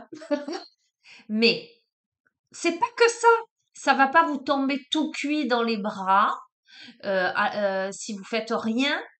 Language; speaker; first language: French; native; French